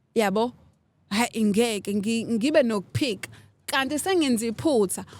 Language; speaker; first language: Zulu; native; Zulu